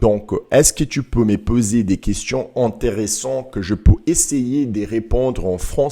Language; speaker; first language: French; non-native, learner; Portuguese